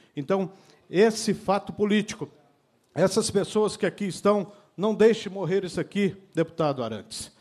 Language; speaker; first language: Portuguese; native; Portuguese